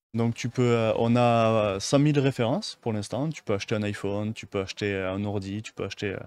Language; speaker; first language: French; native; French